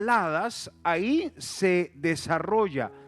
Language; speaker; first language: Spanish; native; Spanish